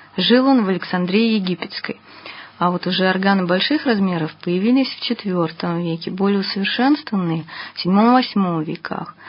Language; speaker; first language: Russian; native; Russian